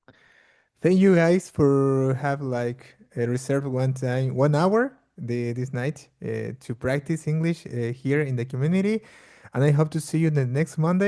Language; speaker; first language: English; non-native, fluent; Portuguese